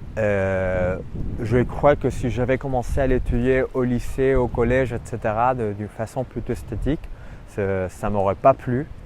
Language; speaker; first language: French; non-native, fluent; Spanish